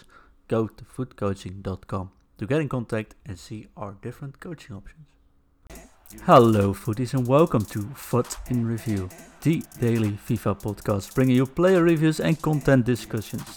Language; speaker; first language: English; non-native, fluent; Dutch